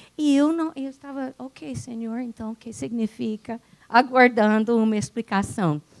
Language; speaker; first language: Portuguese; non-native, fluent; English